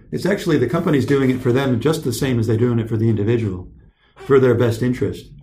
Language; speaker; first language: English; native; English